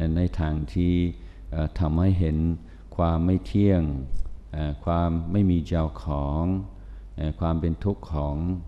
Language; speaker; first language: Thai; non-native, fluent; English